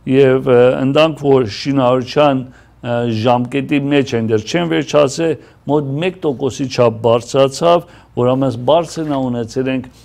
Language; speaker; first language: Armenian; early bilingual, heritage; Armenian